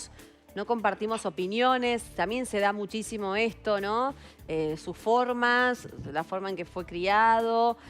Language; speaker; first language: Spanish; native; Spanish